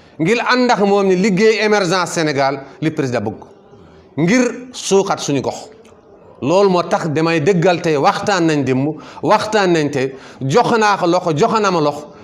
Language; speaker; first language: Wolof; non-native, local second language; Fula